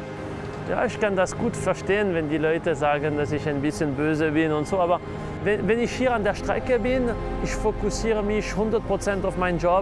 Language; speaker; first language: German; non-native, local second language; French